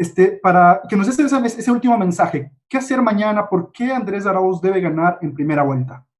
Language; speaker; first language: Spanish; native; Spanish